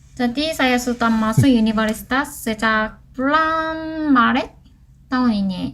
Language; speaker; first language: Indonesian; non-native, learner; Korean